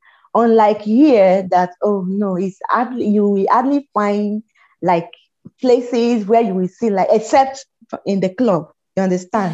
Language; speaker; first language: English; non-native, local second language; Yoruba